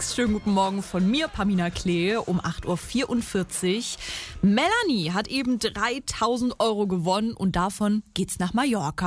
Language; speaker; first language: German; native; German